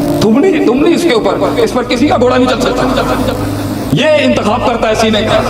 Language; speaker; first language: Urdu; non-native, local second language; Punjabi